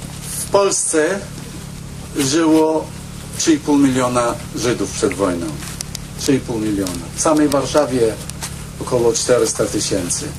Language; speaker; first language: Polish; non-native, fluent; Hebrew